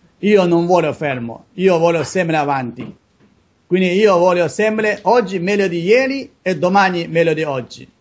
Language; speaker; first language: Italian; non-native, learner; Chinese